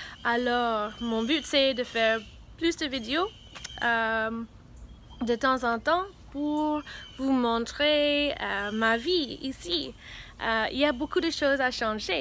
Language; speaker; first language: French; non-native, fluent; English